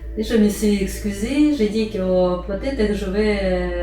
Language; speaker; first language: French; non-native, learner; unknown